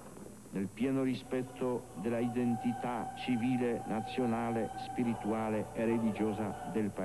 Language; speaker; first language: Italian; non-native, fluent; Polish